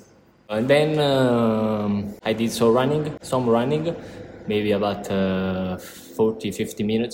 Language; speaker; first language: English; non-native, learner; Italian